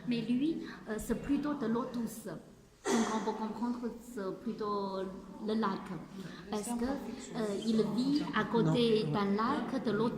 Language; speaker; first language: French; non-native, fluent; Chinese